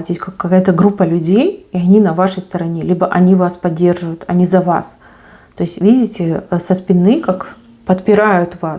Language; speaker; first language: Russian; native; Russian